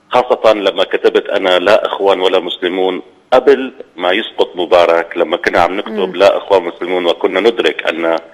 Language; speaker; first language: Arabic; native; Arabic